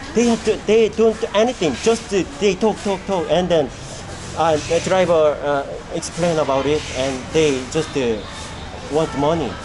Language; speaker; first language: English; non-native, learner; Korean